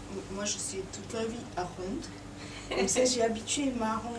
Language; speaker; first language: French; non-native, fluent; Serbian